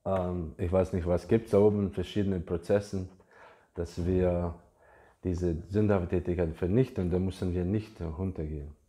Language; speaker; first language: German; non-native, fluent; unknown